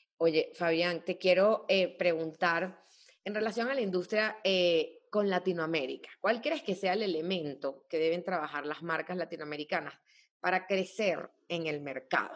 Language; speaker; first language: Spanish; native; Spanish